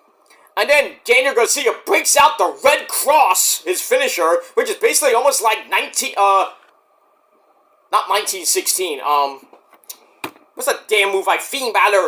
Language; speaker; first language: English; native; English